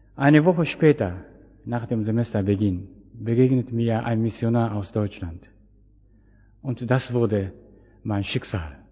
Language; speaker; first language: German; non-native, fluent; Japanese